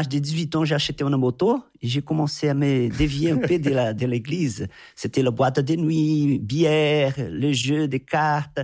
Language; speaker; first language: French; non-native, fluent; Portuguese